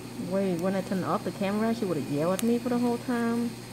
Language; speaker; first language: English; non-native, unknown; Vietnamese